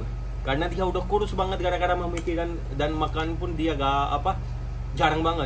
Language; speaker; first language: Indonesian; non-native, fluent; Punjabi